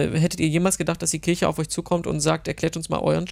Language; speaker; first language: German; native; German